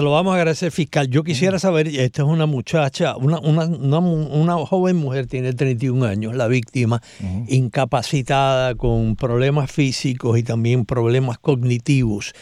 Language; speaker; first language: Spanish; native; Spanish